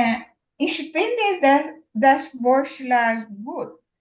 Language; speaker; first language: German; non-native, learner; Filipino